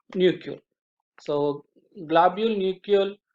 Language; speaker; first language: English; non-native, local second language; Telugu